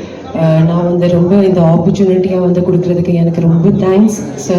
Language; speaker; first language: Tamil; non-native, fluent; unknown